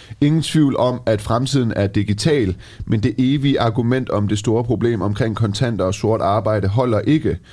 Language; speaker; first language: Danish; early bilingual, other home language; Persian